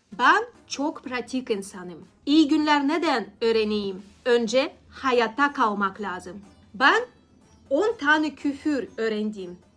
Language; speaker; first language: Turkish; non-native, learner; Russian